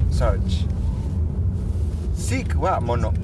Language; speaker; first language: Japanese; non-native, learner; Spanish